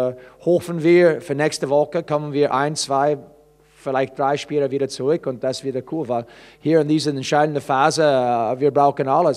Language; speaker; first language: German; non-native, fluent; English